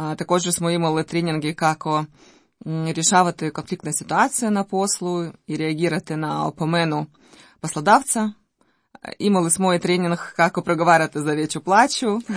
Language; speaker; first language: Croatian; non-native, learner; Russian